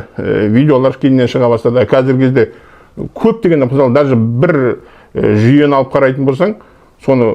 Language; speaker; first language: Kazakh; native; Kazakh